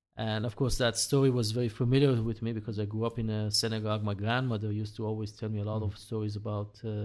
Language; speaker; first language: English; non-native, fluent; Hebrew